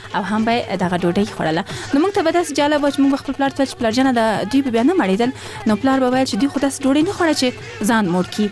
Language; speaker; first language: Pashto; native; Pashto